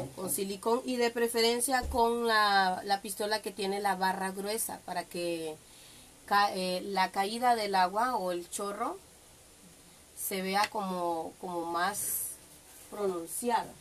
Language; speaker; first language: Spanish; native; Spanish